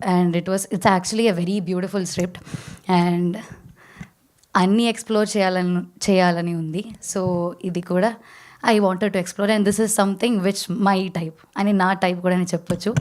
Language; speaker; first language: Telugu; non-native, learner; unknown